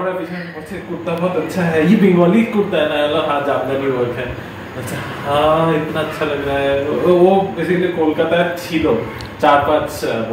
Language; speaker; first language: Hindi; non-native, local second language; Bangla